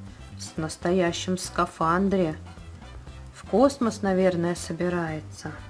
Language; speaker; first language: Russian; native; Russian